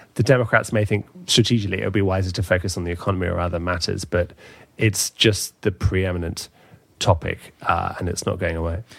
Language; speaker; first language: English; native; English